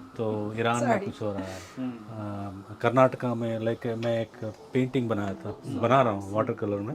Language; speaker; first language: Hindi; non-native, local second language; Kannada